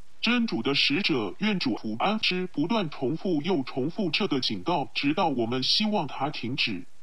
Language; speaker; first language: Chinese; non-native, local second language; Cantonese